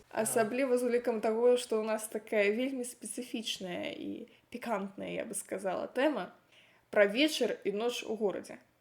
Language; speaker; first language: Belarusian; non-native, local second language; Russian